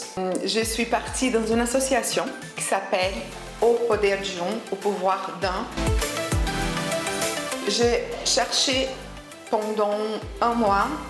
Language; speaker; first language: French; non-native, fluent; Portuguese